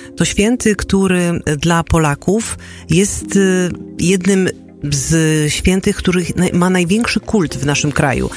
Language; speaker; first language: Polish; native; Polish